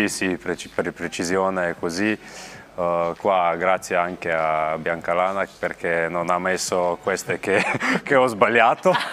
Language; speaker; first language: Italian; non-native, learner; Slovenian